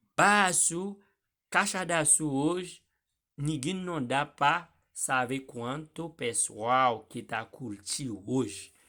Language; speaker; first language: Portuguese; non-native, learner; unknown